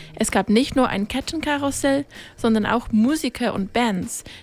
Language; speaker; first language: German; non-native, fluent; English